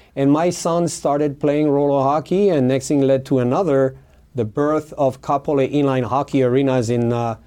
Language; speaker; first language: English; non-native, fluent; French